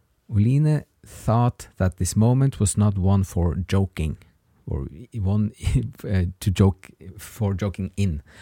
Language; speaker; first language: English; non-native, fluent; Norwegian